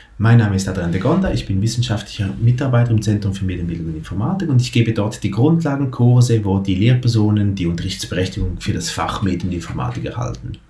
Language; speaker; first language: German; non-native, local second language; Romansh